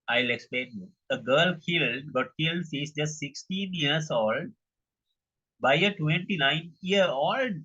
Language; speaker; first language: English; non-native, local second language; Sinhala